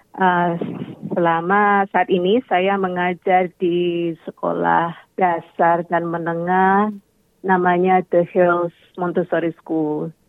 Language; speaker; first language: Indonesian; native; Indonesian